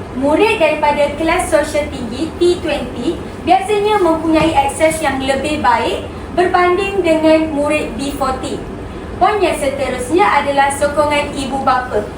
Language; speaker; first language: Malay; native; Malay